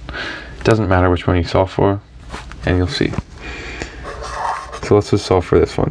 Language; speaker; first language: English; native; English